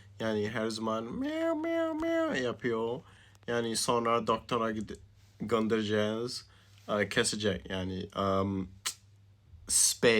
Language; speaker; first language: Turkish; early bilingual, heritage; Turkish